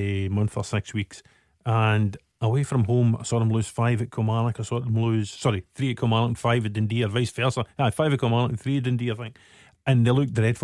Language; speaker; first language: English; native; English